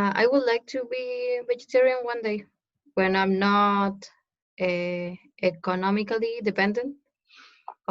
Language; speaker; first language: English; non-native, learner; Spanish